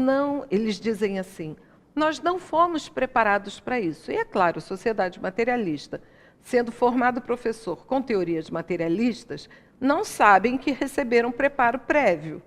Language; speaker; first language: Portuguese; native; Portuguese